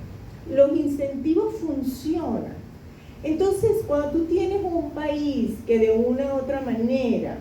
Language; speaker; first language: Spanish; native; Spanish